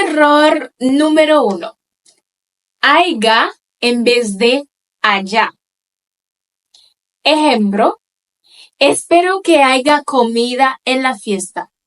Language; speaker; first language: Spanish; non-native, fluent; Haitian Creole